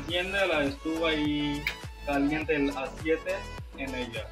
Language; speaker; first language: Spanish; non-native, learner; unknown